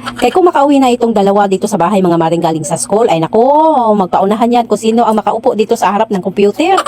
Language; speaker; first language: Filipino; non-native, local second language; Cebuano